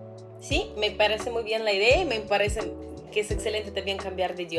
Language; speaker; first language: Spanish; non-native, fluent; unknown